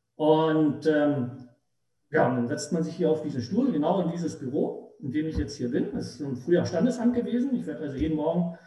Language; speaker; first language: German; native; German